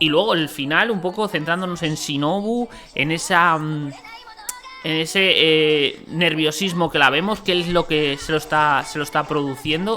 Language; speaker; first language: Spanish; native; Spanish